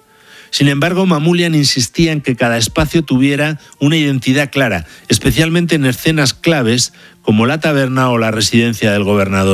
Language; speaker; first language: Spanish; native; Spanish